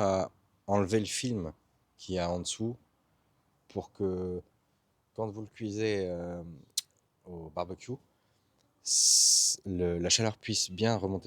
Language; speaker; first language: French; native; French